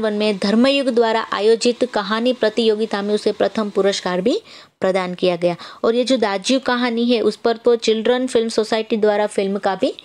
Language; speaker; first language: Hindi; non-native, local second language; Gujarati